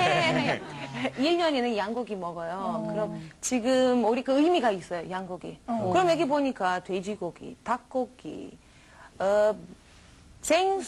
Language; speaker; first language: Korean; non-native, learner; Romanian